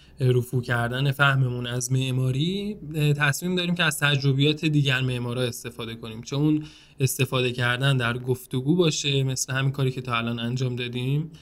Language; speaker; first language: Persian; native; Persian